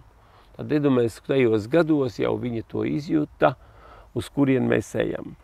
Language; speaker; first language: Latvian; native; Latvian